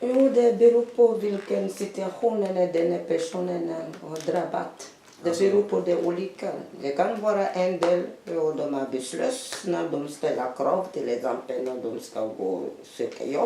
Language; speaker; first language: Swedish; non-native, learner; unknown